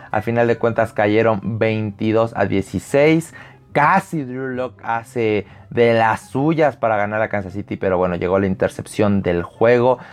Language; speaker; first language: Spanish; native; Spanish